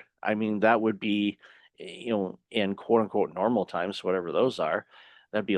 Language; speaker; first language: English; native; English